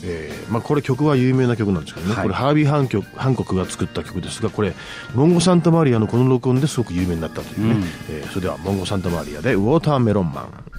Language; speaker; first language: Japanese; native; Japanese